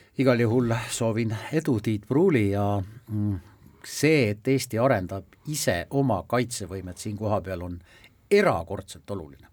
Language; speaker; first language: Estonian; native; Estonian